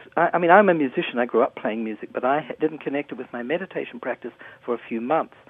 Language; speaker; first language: English; native; English